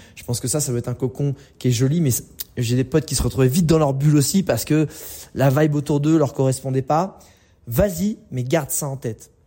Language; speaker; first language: French; native; French